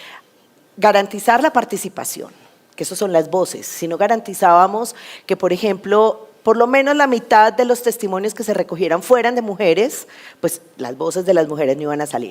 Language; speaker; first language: Spanish; native; Spanish